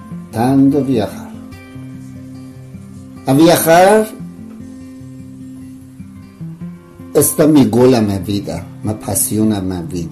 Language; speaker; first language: Spanish; non-native, learner; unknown